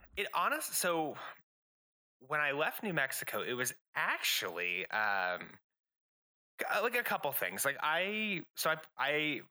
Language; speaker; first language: English; native; English